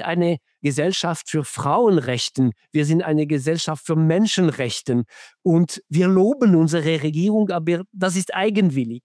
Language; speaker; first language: German; non-native, fluent; French